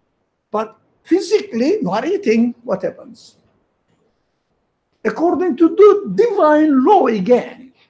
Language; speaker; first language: English; non-native, fluent; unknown